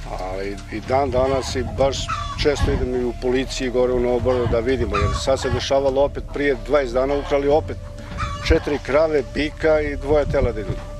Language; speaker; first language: Serbian; native; Serbian